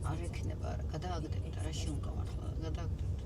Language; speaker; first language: Georgian; native; Georgian